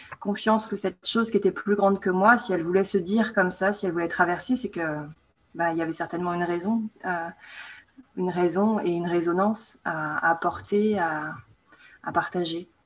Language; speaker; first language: French; native; French